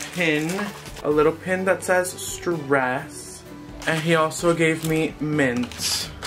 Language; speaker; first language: English; early bilingual, other home language; Spanish